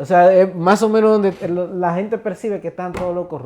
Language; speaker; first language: Spanish; native; Spanish